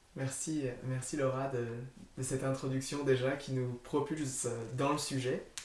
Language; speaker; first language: French; native; French